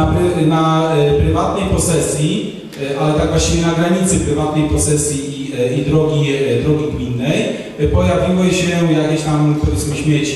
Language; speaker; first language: Polish; native; Polish